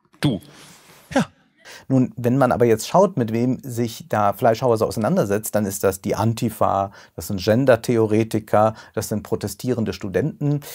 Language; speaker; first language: German; native; German